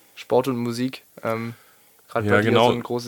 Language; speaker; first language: German; native; German